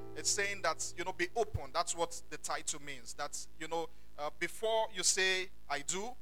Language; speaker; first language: English; non-native, local second language; Yoruba